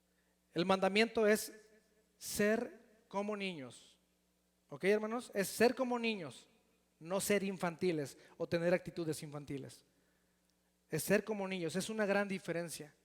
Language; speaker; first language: Spanish; native; Spanish